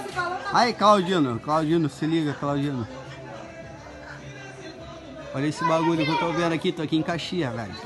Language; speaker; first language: Portuguese; native; Portuguese